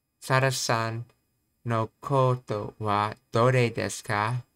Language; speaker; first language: Japanese; non-native, learner; English